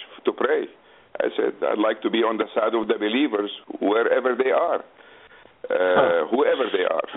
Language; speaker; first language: English; non-native, fluent; Arabic